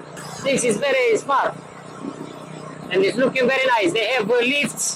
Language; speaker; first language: English; non-native, learner; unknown